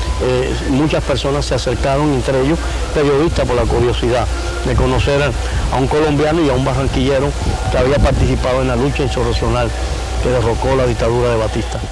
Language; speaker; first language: Spanish; native; Spanish